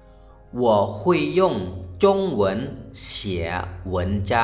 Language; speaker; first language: Chinese; non-native, fluent; Lao